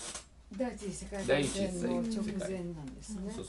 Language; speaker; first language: Japanese; native; Japanese